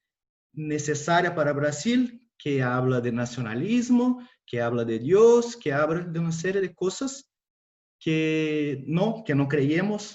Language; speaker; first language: Spanish; non-native, fluent; Portuguese